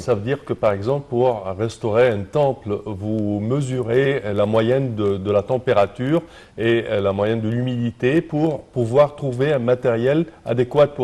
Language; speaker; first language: French; non-native, fluent; Arabic